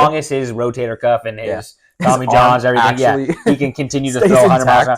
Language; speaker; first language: English; native; English